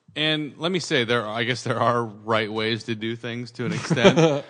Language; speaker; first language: English; early bilingual, other home language; Italian